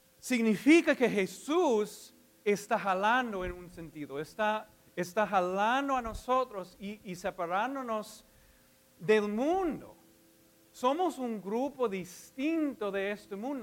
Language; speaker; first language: Spanish; non-native, fluent; English